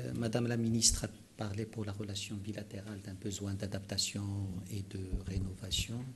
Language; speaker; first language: French; non-native, local second language; Arabic